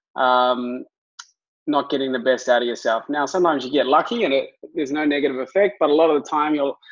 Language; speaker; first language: English; native; English